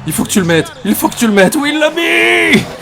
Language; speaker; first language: French; native; French